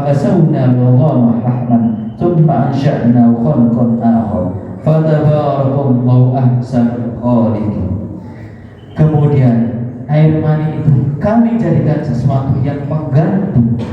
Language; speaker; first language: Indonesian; non-native, local second language; Javanese